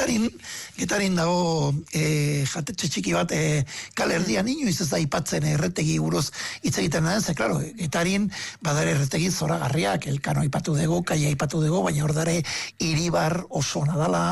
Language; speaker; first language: Basque; native; Basque